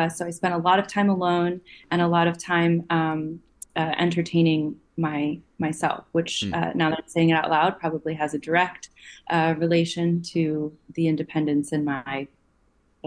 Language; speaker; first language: English; native; English